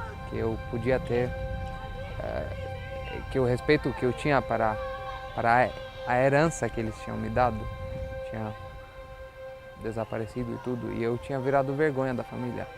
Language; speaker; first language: Portuguese; non-native, fluent; Albanian